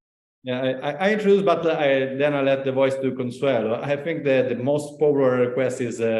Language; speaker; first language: English; non-native, learner; Italian